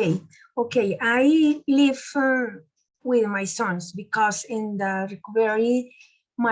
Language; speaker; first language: English; non-native, learner; Spanish